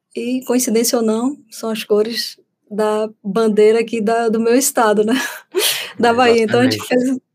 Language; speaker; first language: Portuguese; native; Portuguese